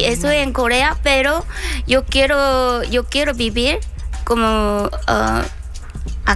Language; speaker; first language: Spanish; non-native, learner; Korean